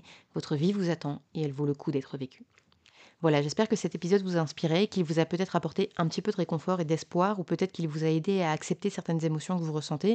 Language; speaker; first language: French; native; French